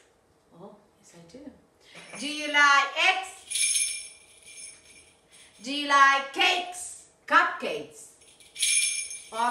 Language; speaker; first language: English; non-native, fluent; Spanish